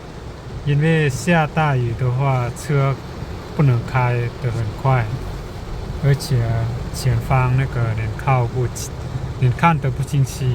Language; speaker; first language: Chinese; non-native, fluent; Lao